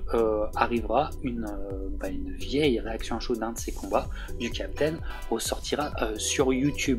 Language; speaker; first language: French; native; French